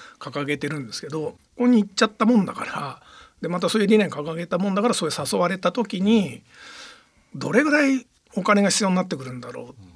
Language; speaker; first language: Japanese; native; Japanese